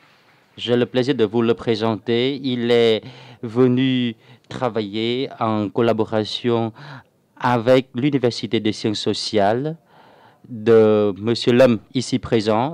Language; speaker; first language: French; non-native, fluent; Vietnamese